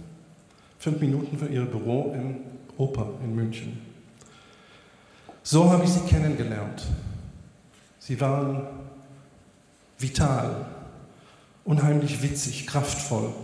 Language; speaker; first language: German; non-native, fluent; Hebrew